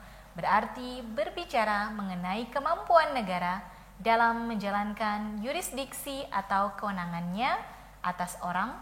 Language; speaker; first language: Indonesian; native; Indonesian